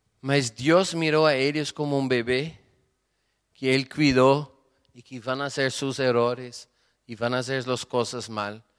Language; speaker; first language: Spanish; non-native, fluent; Portuguese